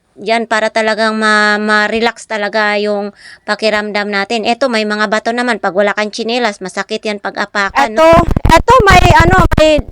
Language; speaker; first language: Filipino; non-native, local second language; Masbatenyo